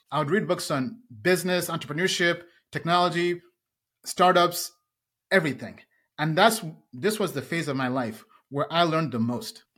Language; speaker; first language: English; early bilingual, other home language; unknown